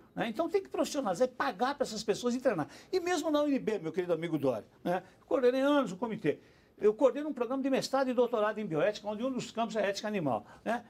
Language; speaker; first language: Portuguese; native; Portuguese